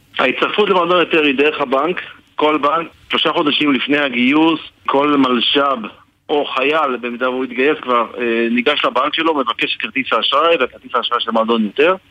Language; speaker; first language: Hebrew; native; Hebrew